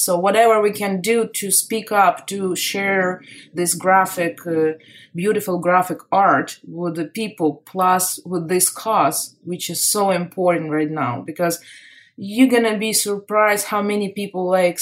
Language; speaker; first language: English; non-native, fluent; Ukrainian